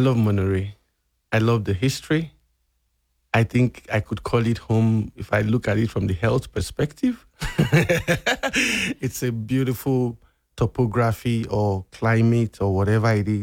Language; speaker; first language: English; non-native, local second language; Igbo